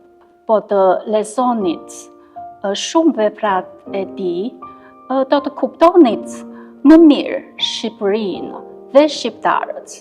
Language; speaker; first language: Albanian; non-native, fluent; Chinese